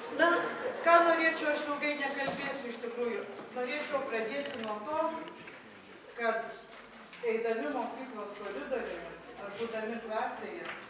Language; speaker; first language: Lithuanian; native; Lithuanian